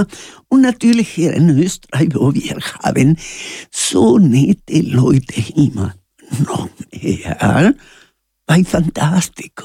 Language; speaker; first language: German; non-native, learner; Spanish